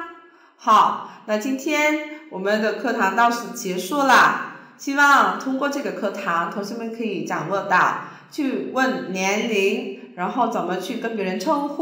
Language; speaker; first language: Chinese; non-native, fluent; Vietnamese